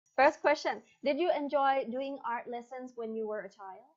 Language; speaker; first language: English; non-native, fluent; Thai